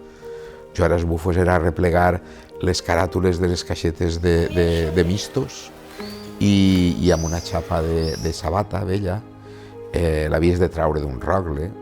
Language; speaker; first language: Catalan; native; Catalan